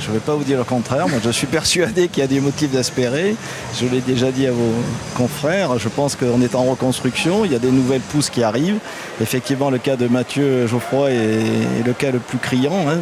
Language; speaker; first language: French; native; French